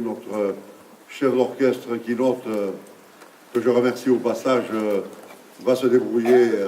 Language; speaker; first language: French; native; French